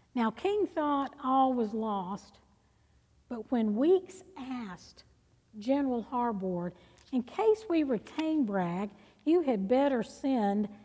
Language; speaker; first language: English; native; English